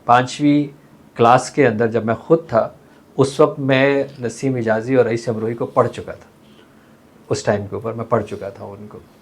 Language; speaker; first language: Urdu; native; Urdu